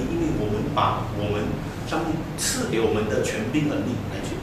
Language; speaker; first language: Chinese; native; Chinese